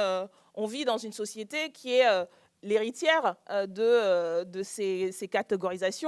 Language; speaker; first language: French; native; French